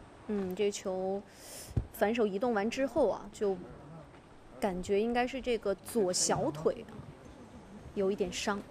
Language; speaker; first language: Chinese; native; Chinese